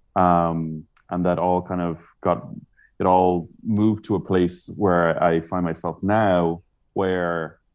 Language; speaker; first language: English; native; English